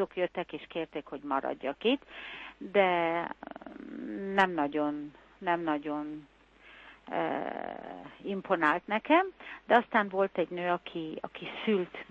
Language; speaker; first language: Hungarian; early bilingual, heritage; Hungarian